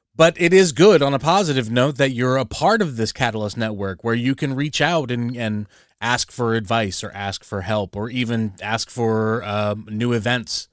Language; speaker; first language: English; non-native, fluent; Spanish